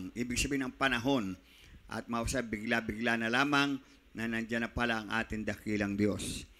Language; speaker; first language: Filipino; native; Filipino